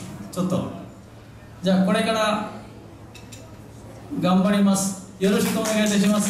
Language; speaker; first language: Japanese; non-native, learner; Bangla